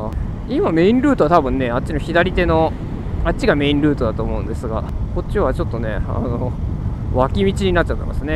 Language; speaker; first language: Japanese; native; Japanese